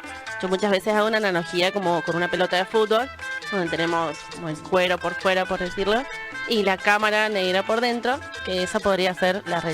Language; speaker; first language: Spanish; native; Spanish